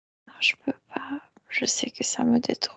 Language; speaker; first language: French; non-native, fluent; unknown